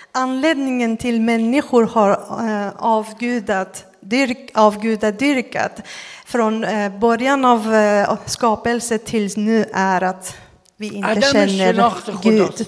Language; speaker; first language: Swedish; non-native, fluent; Persian